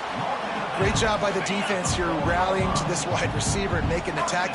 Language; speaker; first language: English; native; English